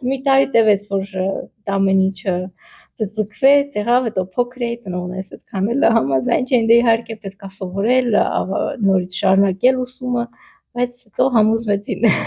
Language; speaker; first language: Armenian; native; Armenian